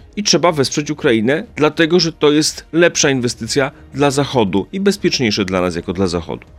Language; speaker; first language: Polish; native; Polish